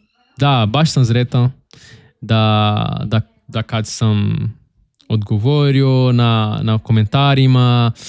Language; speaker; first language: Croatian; non-native, learner; Portuguese